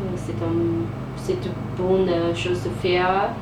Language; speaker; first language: French; non-native, learner; English